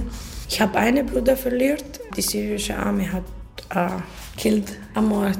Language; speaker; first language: German; non-native, learner; Arabic